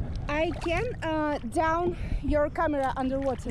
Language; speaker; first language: English; non-native, learner; Russian